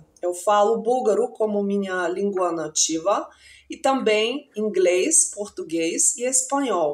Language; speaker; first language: Portuguese; non-native, fluent; Bulgarian